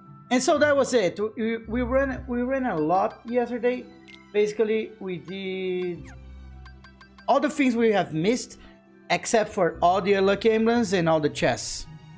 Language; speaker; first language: English; non-native, fluent; Portuguese